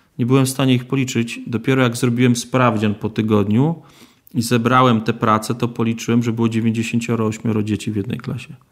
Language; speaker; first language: Polish; native; Polish